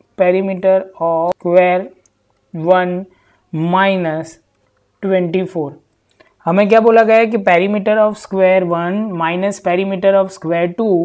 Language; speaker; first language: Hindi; non-native, local second language; Gujarati